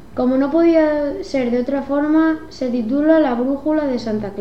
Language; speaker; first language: Spanish; native; Spanish